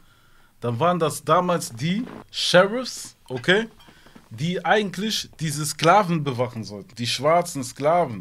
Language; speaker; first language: German; early bilingual, other home language; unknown